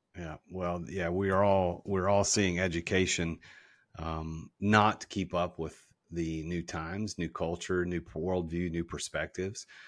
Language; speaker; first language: English; native; English